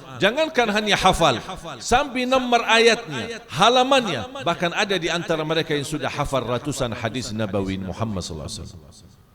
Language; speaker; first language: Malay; non-native, fluent; Arabic